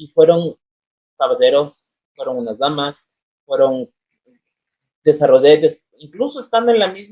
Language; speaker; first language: Spanish; native; Spanish